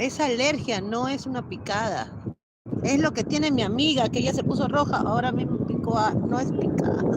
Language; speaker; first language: Spanish; native; Spanish